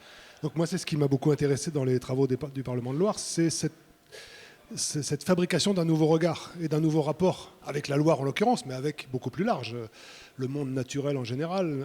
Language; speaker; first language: French; native; French